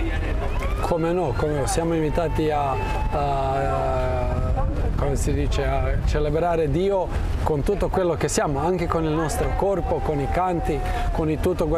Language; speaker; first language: Italian; non-native, fluent; Croatian